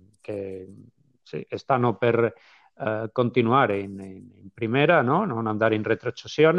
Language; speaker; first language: Italian; non-native, fluent; Spanish